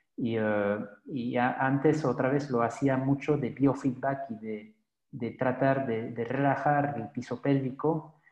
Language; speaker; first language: Spanish; non-native, fluent; French